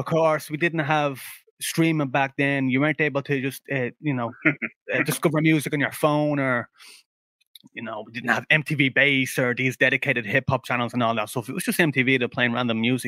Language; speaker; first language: English; native; English